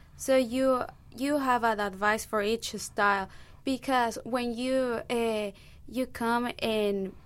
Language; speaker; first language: English; non-native, fluent; Spanish